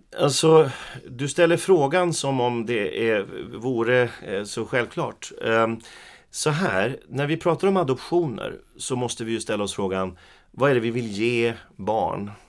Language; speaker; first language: Swedish; native; Swedish